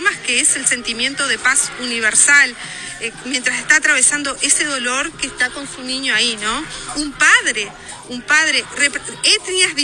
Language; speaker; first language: Spanish; native; Spanish